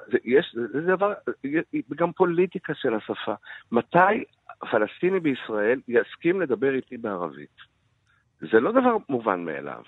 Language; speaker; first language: Hebrew; early bilingual, other home language; Arabic